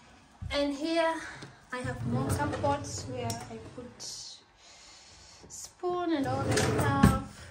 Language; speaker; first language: English; non-native, local second language; Swahili